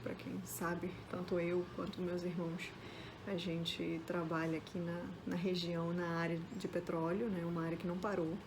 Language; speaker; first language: Portuguese; early bilingual, other home language; Spanish